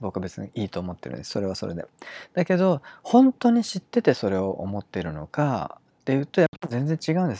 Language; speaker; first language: Japanese; native; Japanese